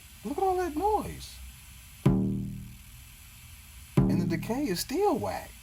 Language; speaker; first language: English; native; English